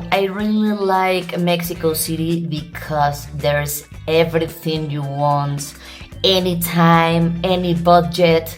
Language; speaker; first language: English; non-native, learner; Spanish